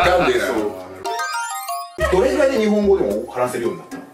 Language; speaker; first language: Japanese; early bilingual, other home language; French